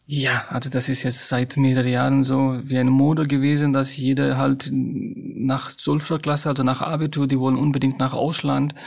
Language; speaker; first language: German; non-native, fluent; Nepali